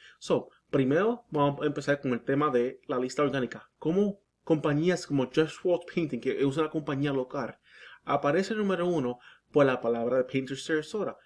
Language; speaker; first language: Spanish; early bilingual, heritage; Spanish